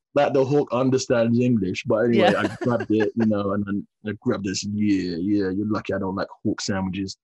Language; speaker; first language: English; native; English